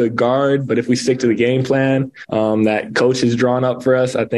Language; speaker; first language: English; native; English